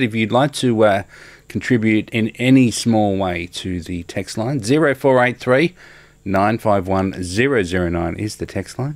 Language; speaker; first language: English; native; English